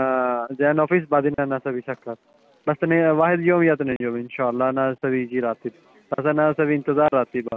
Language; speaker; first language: Arabic; non-native, learner; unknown